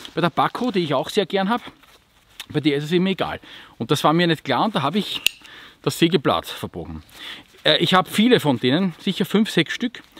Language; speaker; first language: German; native; German